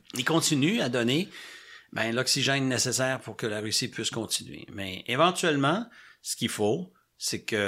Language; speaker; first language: French; native; French